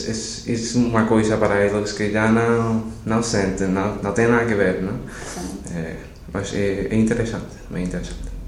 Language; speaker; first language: Portuguese; non-native, learner; Spanish